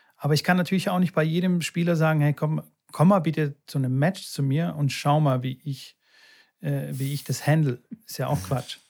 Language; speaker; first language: German; early bilingual, other home language; Bulgarian